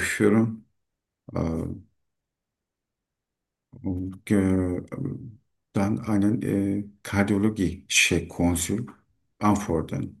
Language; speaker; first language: German; non-native, learner; Turkish